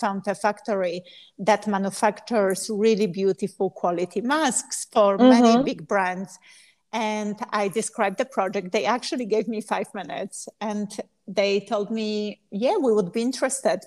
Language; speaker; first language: English; non-native, fluent; Polish